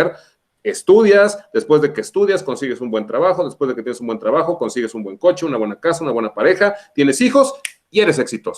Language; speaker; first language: Spanish; native; Spanish